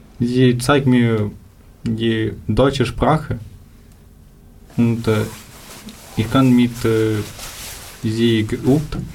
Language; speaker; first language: German; non-native, learner; Ukrainian